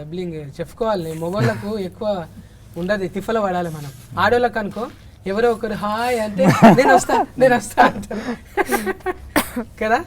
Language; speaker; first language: Telugu; native; Telugu